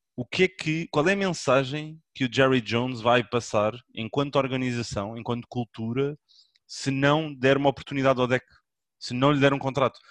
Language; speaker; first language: Portuguese; native; Portuguese